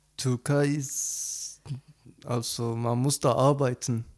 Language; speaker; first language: German; non-native, learner; Arabic